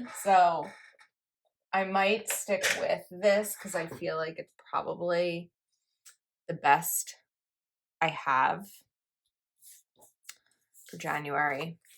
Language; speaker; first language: English; native; English